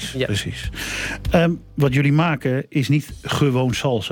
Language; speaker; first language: Dutch; native; Dutch